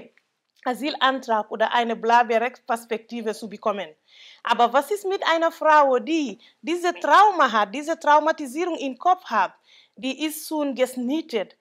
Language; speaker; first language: German; non-native, local second language; Mandingo